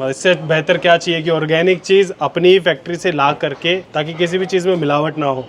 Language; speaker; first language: Hindi; native; Hindi